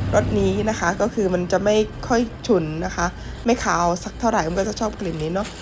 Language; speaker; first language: Thai; non-native, local second language; Northern Khmer